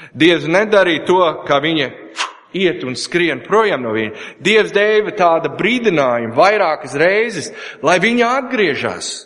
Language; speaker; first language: Latvian; non-native, learner; English